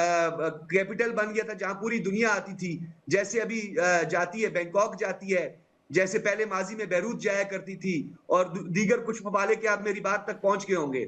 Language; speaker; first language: Hindi; non-native, fluent; Pashto